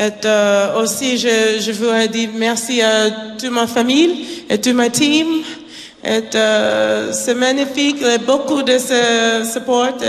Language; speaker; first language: French; non-native, learner; English